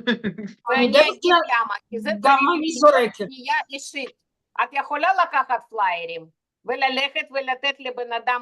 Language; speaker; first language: Hebrew; non-native, fluent; Russian